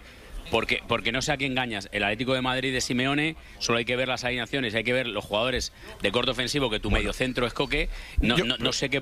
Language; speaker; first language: Spanish; native; Spanish